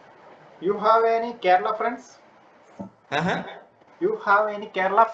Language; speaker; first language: English; non-native, local second language; Malayalam